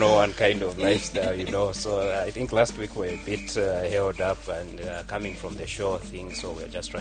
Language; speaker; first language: English; non-native, local second language; Bemba